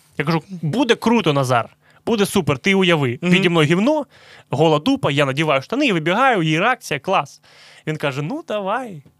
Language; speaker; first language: Ukrainian; non-native, local second language; Russian